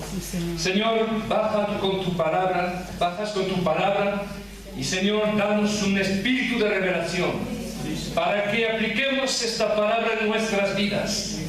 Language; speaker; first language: Spanish; early bilingual, heritage; French